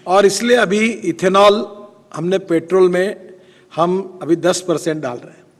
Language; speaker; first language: Hindi; non-native, local second language; Marathi